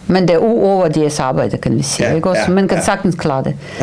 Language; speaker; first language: Danish; non-native, fluent; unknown